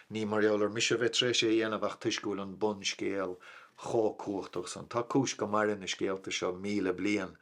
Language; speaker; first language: Irish; non-native, local second language; English